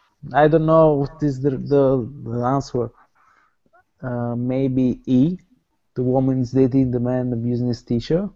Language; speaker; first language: English; non-native, learner; Italian